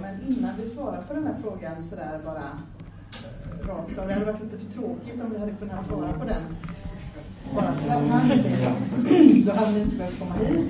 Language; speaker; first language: Swedish; native; Swedish